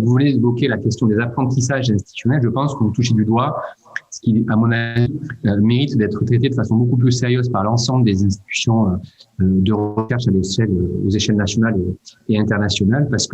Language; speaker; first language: French; native; French